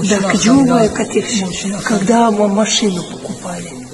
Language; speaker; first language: Russian; non-native, learner; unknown